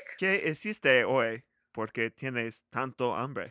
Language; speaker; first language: Spanish; non-native, learner; English